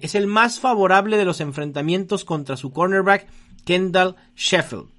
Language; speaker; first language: Spanish; native; Spanish